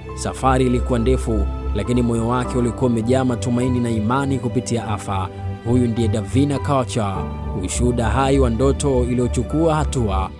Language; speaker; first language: Swahili; native; Swahili